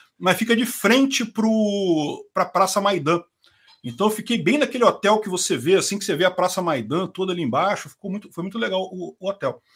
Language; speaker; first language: Portuguese; native; Portuguese